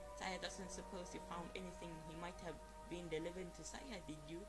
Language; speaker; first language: English; non-native, fluent; Swedish